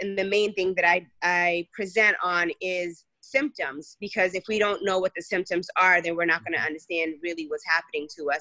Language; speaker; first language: English; early bilingual, other home language; Kabuverdianu